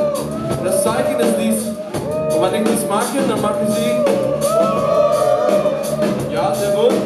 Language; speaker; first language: German; non-native, learner; Dutch